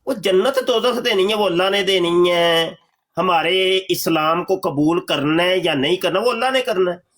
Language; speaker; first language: Urdu; non-native, local second language; Punjabi